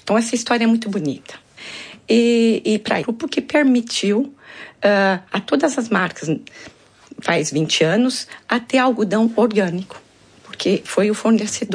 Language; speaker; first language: Portuguese; non-native, fluent; French